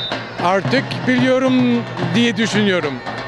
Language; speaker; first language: Turkish; non-native, fluent; German